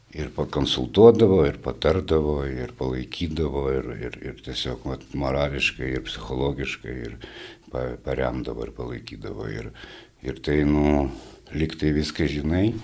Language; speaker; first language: Lithuanian; native; Lithuanian